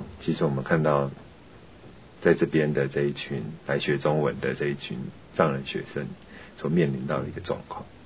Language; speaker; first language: Chinese; native; Chinese